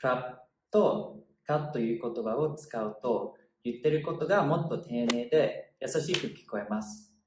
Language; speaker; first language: Japanese; non-native, fluent; English